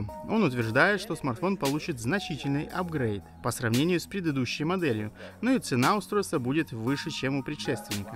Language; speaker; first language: Russian; native; Russian